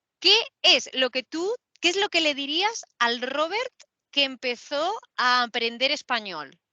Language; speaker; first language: Spanish; native; Spanish